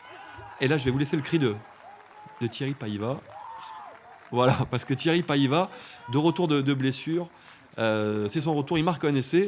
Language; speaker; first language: French; native; French